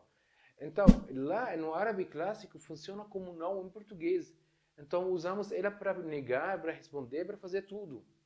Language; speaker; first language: Portuguese; non-native, fluent; Arabic